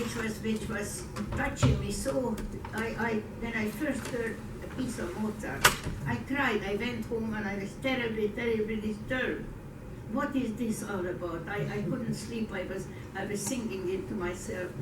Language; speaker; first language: English; non-native, fluent; Hungarian